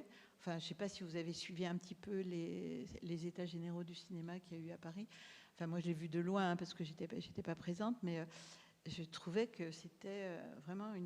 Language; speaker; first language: French; native; French